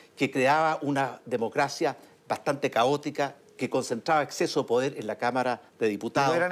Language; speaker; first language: Spanish; native; Spanish